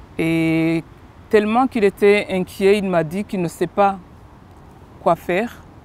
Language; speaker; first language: French; non-native, local second language; Kinyarwanda